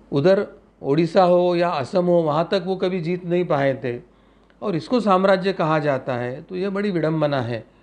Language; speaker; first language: Hindi; non-native, local second language; Marathi